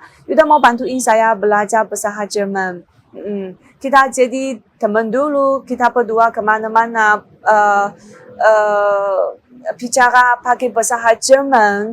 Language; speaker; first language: Indonesian; non-native, learner; Chinese